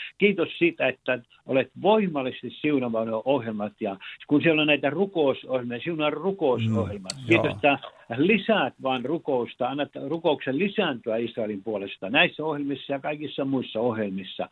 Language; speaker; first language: Finnish; native; Finnish